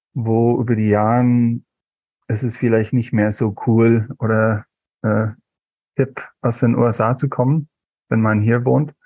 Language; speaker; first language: German; non-native, fluent; English